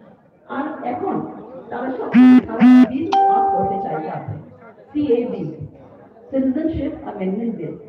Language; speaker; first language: Bangla; non-native, local second language; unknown